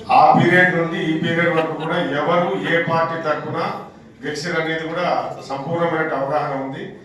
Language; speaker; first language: Telugu; non-native, local second language; Urdu